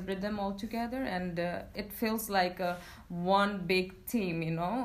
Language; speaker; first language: English; non-native, local second language; Bangla